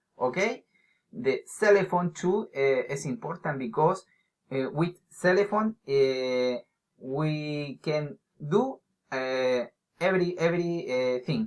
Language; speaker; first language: English; non-native, learner; Spanish